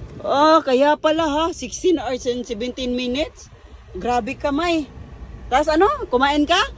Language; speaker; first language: Filipino; non-native, local second language; Cebuano